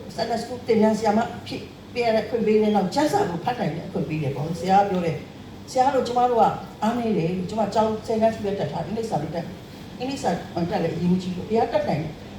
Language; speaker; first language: Burmese; non-native, local second language; Shan